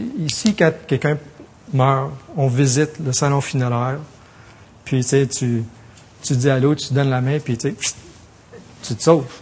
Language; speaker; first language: French; native; French